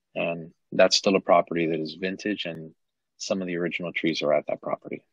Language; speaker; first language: English; native; English